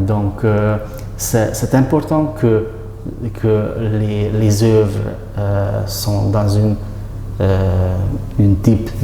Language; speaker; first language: French; non-native, learner; Hungarian